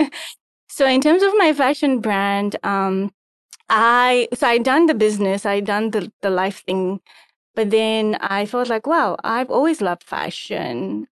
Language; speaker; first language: English; non-native, local second language; Shona